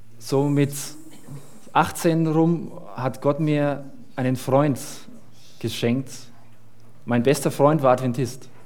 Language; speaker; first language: German; early bilingual, other home language; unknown